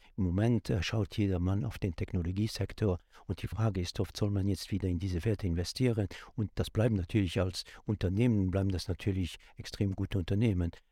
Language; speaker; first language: German; non-native, local second language; Luxembourgish